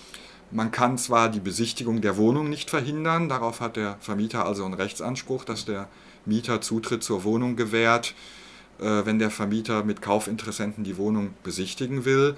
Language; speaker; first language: German; native; German